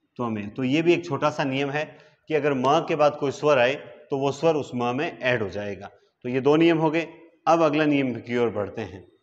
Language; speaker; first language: Hindi; native; Hindi